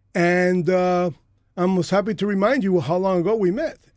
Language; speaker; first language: English; native; English